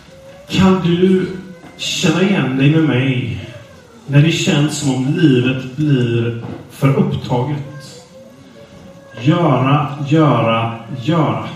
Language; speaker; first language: Swedish; non-native, fluent; English